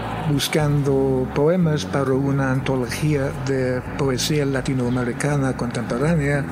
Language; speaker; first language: Spanish; non-native, fluent; English